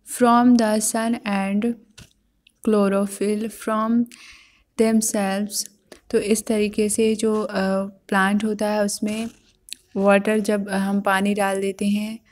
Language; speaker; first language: Hindi; native; Hindi